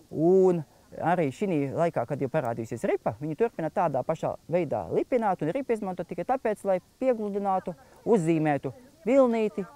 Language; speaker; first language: Latvian; native; Latvian